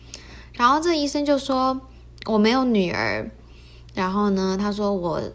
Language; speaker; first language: Chinese; early bilingual, heritage; Chinese